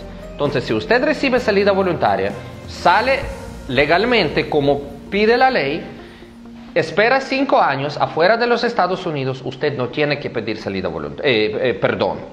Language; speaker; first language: Spanish; non-native, fluent; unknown